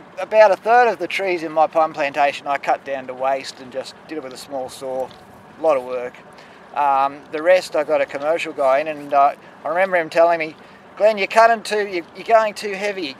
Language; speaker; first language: English; native; English